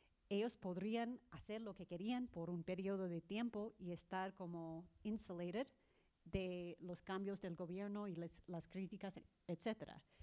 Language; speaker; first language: Spanish; early bilingual, heritage; Spanish